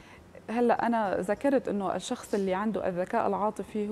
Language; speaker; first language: Arabic; native; Arabic